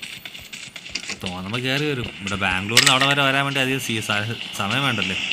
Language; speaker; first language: Malayalam; native; Malayalam